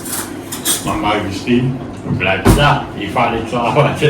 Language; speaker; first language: German; native; German